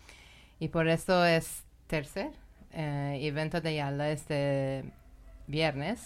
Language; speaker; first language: Spanish; non-native, learner; Persian